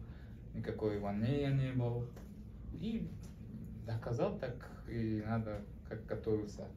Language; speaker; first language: Russian; non-native, learner; Uzbek